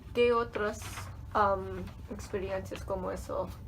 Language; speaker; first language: Spanish; non-native, learner; English